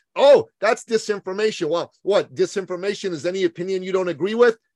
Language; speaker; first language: English; early bilingual, other home language; Persian